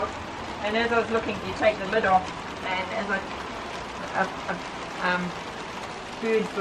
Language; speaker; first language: English; native; English